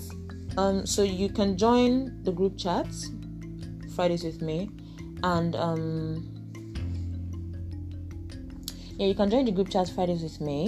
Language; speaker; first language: English; non-native, local second language; Igbo